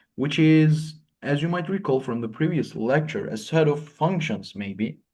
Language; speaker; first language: English; non-native, fluent; Turkish